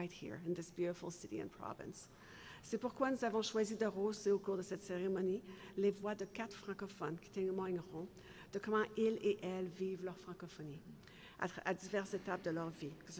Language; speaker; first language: French; native; French